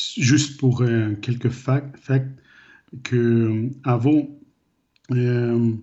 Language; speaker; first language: French; non-native, learner; Ukrainian